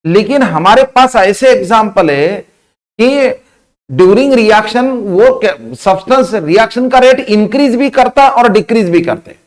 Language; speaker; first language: Hindi; non-native, local second language; Marathi